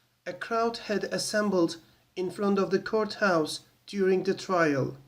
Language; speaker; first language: English; non-native, fluent; Turkish